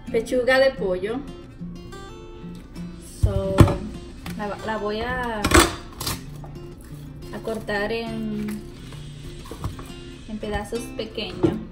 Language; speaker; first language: Spanish; early bilingual, heritage; Spanish